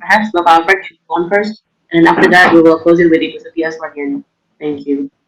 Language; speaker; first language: English; non-native, fluent; Indonesian